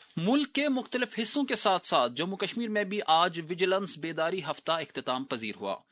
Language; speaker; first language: Urdu; non-native, local second language; Kashmiri